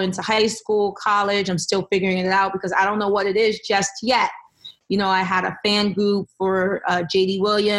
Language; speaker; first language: English; native; English